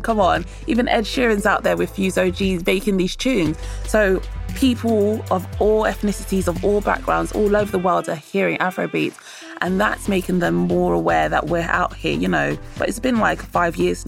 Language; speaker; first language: English; native; English